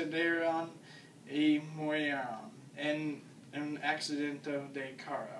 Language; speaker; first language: Spanish; non-native, learner; English